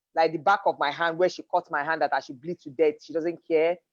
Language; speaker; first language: English; non-native, local second language; Yoruba